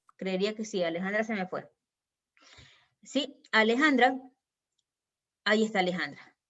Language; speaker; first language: Spanish; native; Spanish